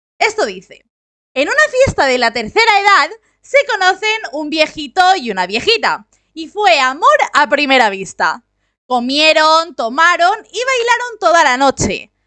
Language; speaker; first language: Spanish; native; Spanish